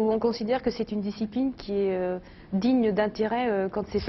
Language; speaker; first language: French; native; French